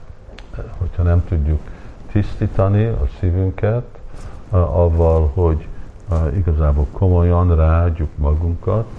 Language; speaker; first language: Hungarian; early bilingual, heritage; Hungarian